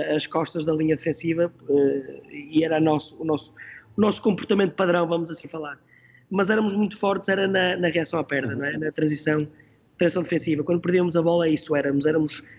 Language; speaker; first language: Portuguese; native; Portuguese